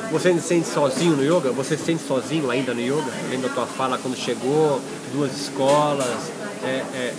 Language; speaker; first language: Portuguese; native; Portuguese